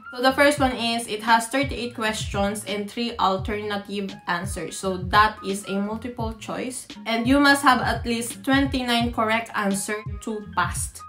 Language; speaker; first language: English; non-native, local second language; Filipino